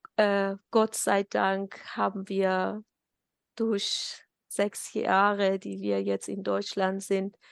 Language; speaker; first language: German; non-native, fluent; Persian